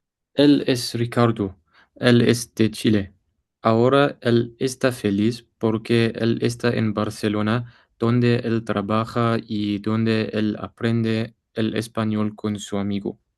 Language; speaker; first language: Spanish; non-native, learner; English